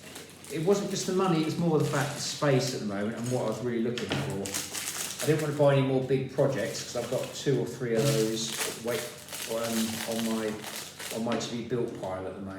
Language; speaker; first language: English; native; English